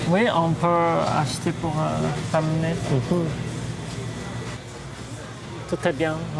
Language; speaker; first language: French; non-native, fluent; Portuguese